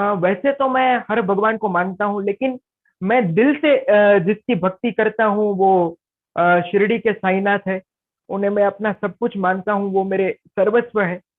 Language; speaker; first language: Hindi; non-native, local second language; Gujarati